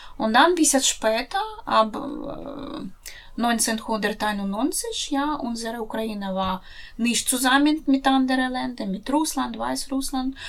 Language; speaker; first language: German; non-native, learner; Russian